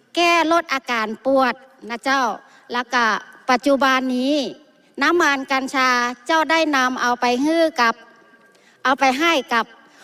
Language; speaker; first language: Thai; native; Thai